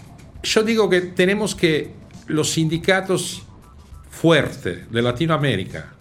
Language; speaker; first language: Spanish; non-native, fluent; Italian